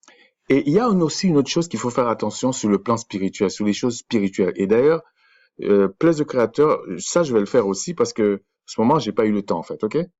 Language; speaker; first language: French; native; French